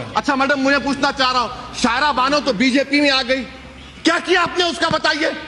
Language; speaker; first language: Urdu; native; Urdu